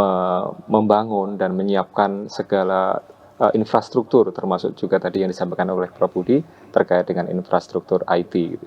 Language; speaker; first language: Indonesian; native; Indonesian